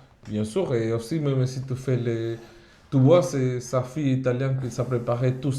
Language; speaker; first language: French; non-native, fluent; Spanish